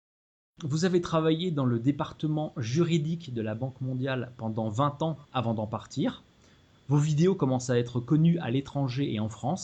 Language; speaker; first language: French; native; French